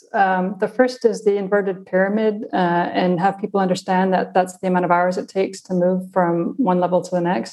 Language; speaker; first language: English; non-native, local second language; Afrikaans